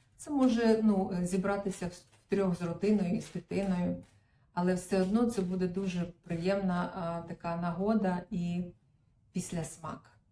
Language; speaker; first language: Ukrainian; non-native, local second language; Russian